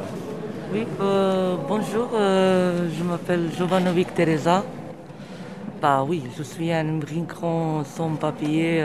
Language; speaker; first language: French; non-native, fluent; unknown